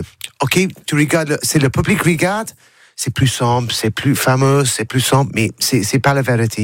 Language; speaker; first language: French; non-native, learner; English